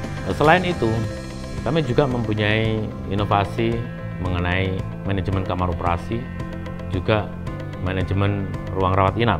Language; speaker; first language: Indonesian; non-native, local second language; Javanese